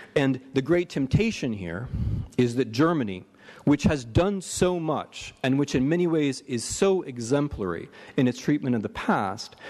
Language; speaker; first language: English; native; English